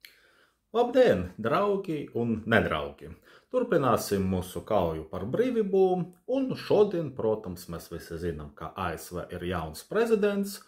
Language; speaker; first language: Latvian; non-native, fluent; Russian